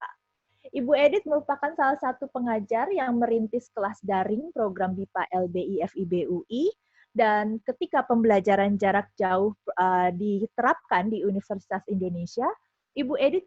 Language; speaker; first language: Indonesian; native; Indonesian